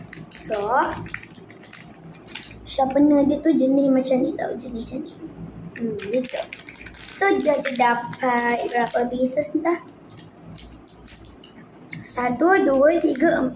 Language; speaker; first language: Malay; native; Malay